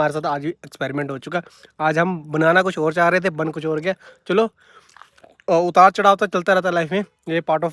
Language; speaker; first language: Hindi; non-native, local second language; Punjabi